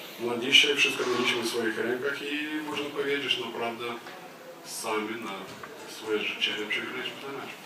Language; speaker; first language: Polish; non-native, learner; Lithuanian